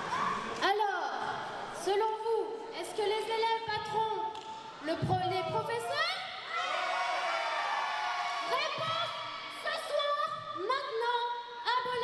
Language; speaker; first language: French; native; French